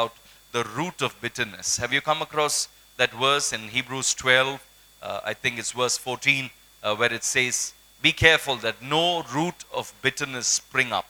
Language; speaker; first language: English; non-native, local second language; Malayalam